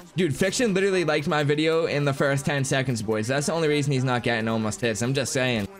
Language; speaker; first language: English; native; English